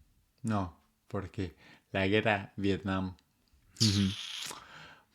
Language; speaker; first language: Spanish; non-native, fluent; English